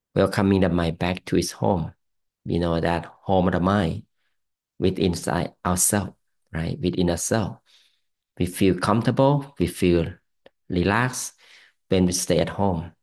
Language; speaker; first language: English; non-native, fluent; Thai